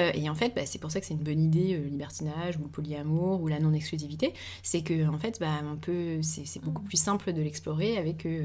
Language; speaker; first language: French; native; French